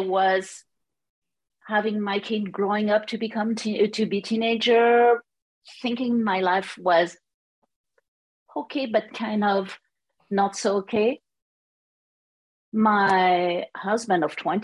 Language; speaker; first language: English; non-native, fluent; French